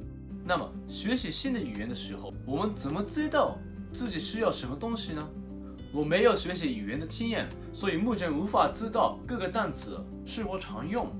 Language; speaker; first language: Chinese; non-native, fluent; Japanese